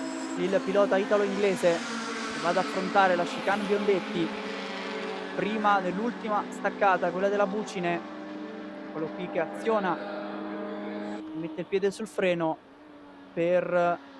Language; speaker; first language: Italian; native; Italian